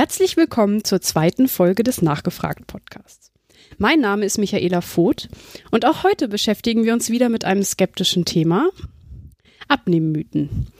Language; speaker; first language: German; native; German